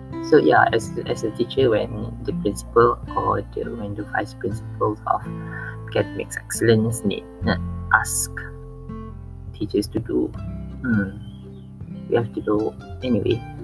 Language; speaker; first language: English; non-native, local second language; Malay